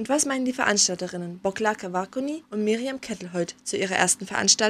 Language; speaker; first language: German; native; German